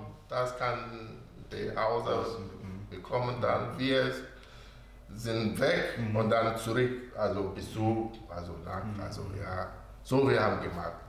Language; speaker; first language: German; non-native, learner; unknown